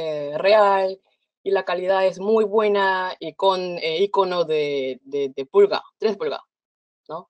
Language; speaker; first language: Spanish; non-native, fluent; Korean